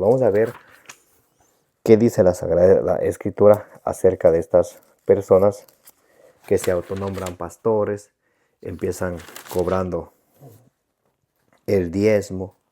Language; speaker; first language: Spanish; native; Spanish